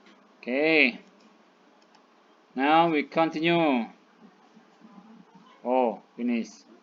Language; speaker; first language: English; non-native, learner; Indonesian